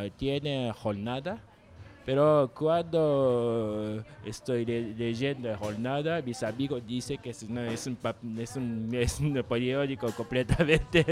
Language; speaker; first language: Spanish; non-native, learner; Japanese